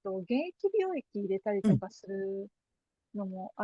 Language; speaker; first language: Japanese; native; Japanese